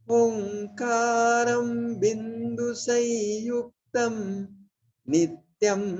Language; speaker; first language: Hindi; non-native, local second language; Marathi